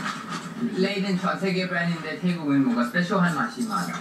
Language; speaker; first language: Korean; non-native, fluent; Thai